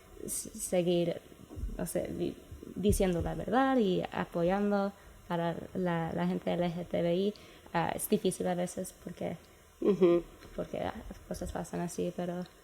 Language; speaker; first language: Spanish; non-native, learner; English